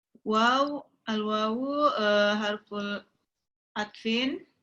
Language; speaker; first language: Arabic; non-native, learner; Indonesian